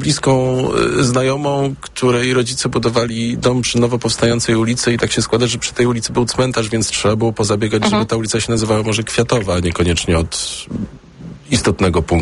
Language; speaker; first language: Polish; native; Polish